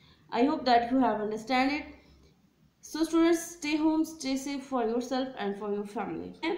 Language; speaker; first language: English; non-native, local second language; Urdu